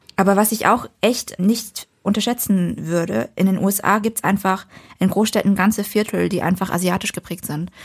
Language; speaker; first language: German; early bilingual, other home language; Vietnamese